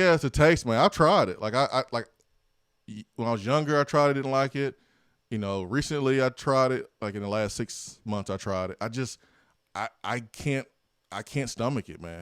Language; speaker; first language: English; native; English